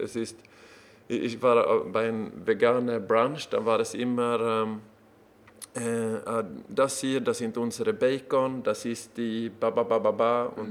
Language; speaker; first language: German; non-native, learner; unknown